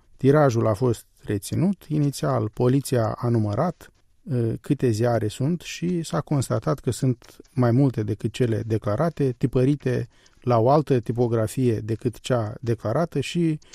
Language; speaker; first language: Romanian; native; Romanian